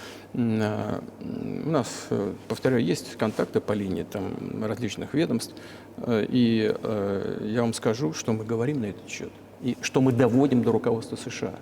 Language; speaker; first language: Russian; native; Russian